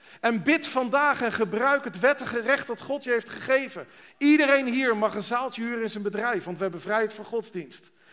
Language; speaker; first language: Dutch; native; Dutch